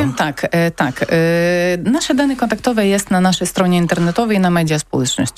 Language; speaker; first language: Polish; non-native, learner; Ukrainian